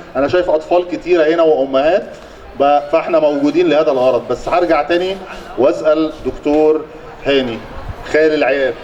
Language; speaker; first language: Egyptian Arabic; native; Egyptian Arabic